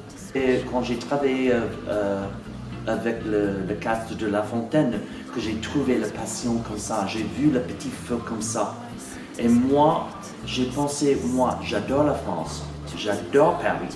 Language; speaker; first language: French; non-native, fluent; English